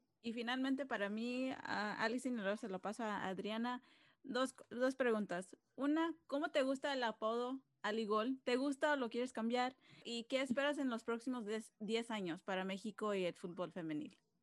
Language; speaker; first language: Spanish; early bilingual, other home language; English